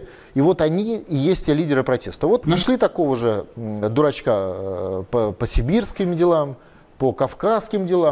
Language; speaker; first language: Russian; native; Russian